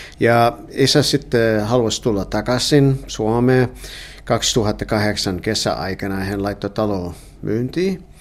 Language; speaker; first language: Finnish; early bilingual, heritage; English